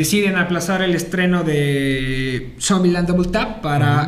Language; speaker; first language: Spanish; native; Spanish